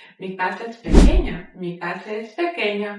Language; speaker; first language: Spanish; non-native, fluent; Ukrainian